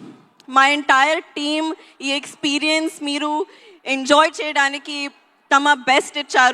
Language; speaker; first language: Telugu; non-native, learner; Hindi